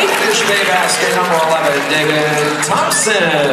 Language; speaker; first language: English; native; English